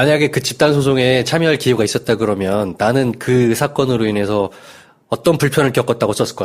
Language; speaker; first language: Korean; native; Korean